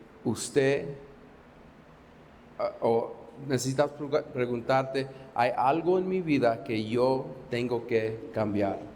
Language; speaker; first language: Spanish; non-native, fluent; English